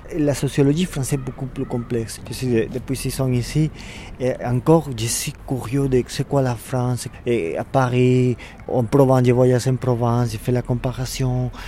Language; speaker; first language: French; non-native, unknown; Spanish